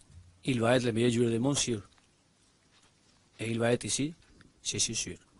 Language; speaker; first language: French; non-native, learner; Spanish